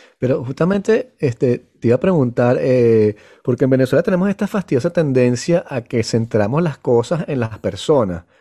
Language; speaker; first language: Spanish; native; Spanish